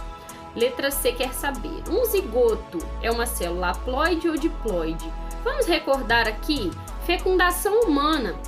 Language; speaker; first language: Portuguese; native; Portuguese